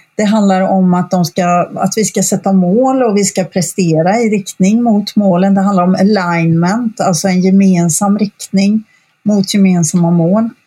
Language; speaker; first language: Swedish; native; Swedish